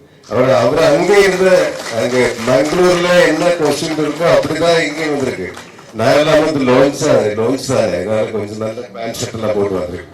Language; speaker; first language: Tamil; non-native, local second language; Malayalam